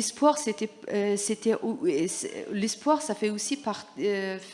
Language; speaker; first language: French; non-native, learner; Persian